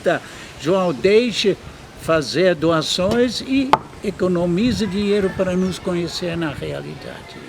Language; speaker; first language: Portuguese; non-native, fluent; German